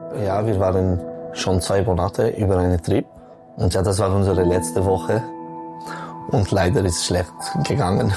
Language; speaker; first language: German; non-native, local second language; French